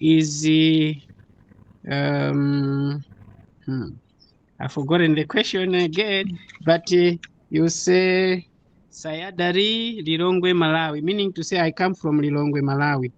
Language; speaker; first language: English; non-native, fluent; Nyanja